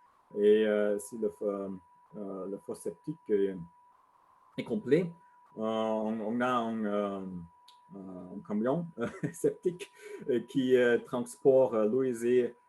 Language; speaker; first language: French; non-native, learner; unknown